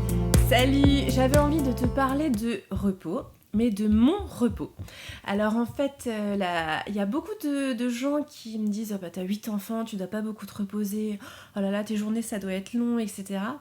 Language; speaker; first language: French; native; French